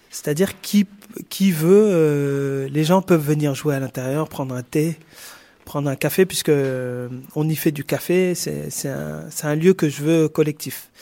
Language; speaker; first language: French; non-native, local second language; Wolof